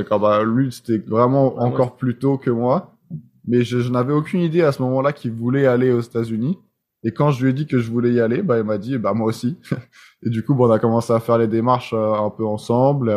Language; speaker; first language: French; native; French